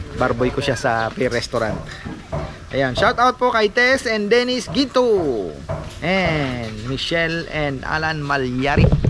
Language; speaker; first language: Filipino; non-native, local second language; Bikol